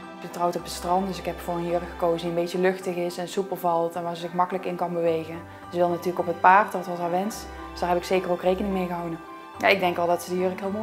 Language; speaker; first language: Dutch; native; Dutch